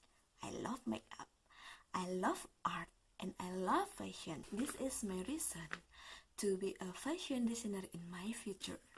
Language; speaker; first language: English; non-native, learner; Indonesian